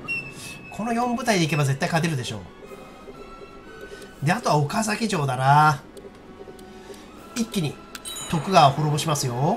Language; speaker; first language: Japanese; native; Japanese